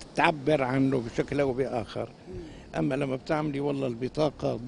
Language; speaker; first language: Arabic; native; Arabic